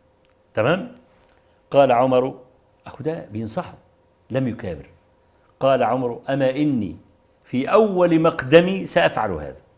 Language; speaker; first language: Arabic; native; Arabic